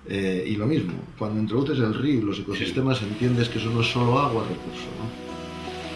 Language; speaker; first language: Spanish; native; Spanish